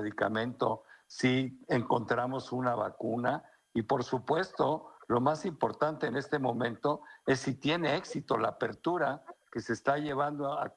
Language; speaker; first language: Spanish; native; Spanish